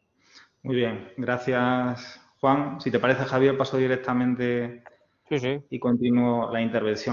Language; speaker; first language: Spanish; native; Spanish